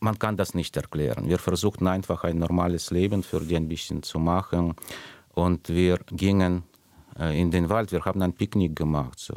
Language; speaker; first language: German; non-native, fluent; Russian